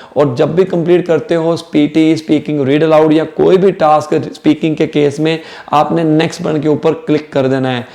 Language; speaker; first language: Hindi; non-native, local second language; Punjabi